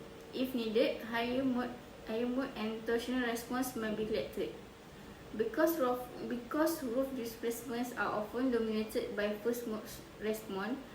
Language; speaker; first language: English; non-native, local second language; Malay